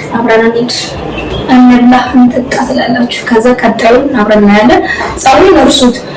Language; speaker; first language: Amharic; native; Amharic